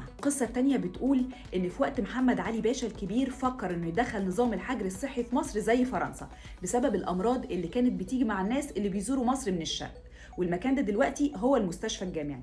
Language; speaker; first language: Arabic; native; Arabic